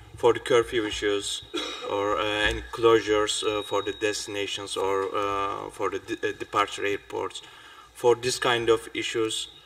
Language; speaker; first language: English; non-native, fluent; Polish